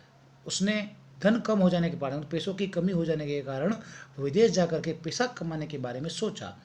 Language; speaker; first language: Hindi; native; Hindi